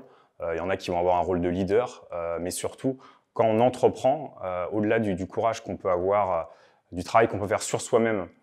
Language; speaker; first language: French; native; French